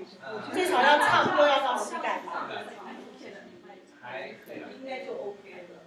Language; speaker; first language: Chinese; early bilingual, heritage; Chinese